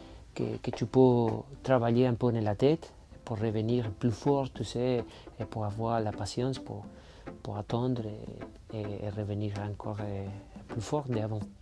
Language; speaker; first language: French; non-native, fluent; Spanish